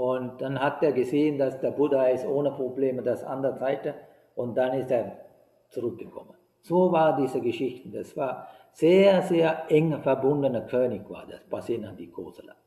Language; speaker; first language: German; non-native, fluent; Sinhala